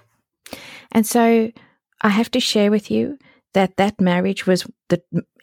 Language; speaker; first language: English; native; English